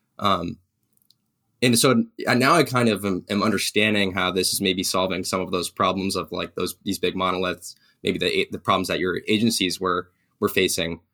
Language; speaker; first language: English; native; English